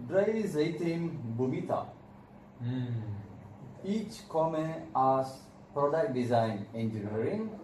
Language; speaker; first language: German; non-native, learner; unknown